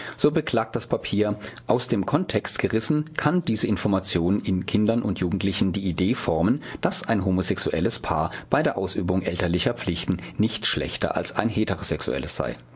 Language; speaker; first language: German; native; German